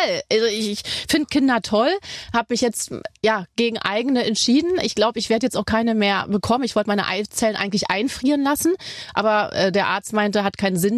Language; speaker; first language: German; native; German